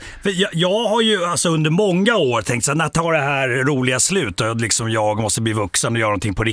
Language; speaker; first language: Swedish; native; Swedish